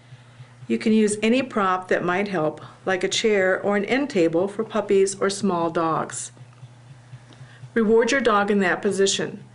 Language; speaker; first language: English; native; English